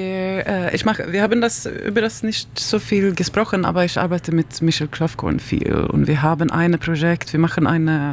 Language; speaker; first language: German; non-native, learner; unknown